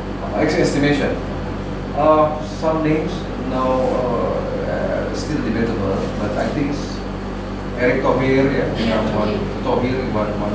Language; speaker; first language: English; non-native, learner; Indonesian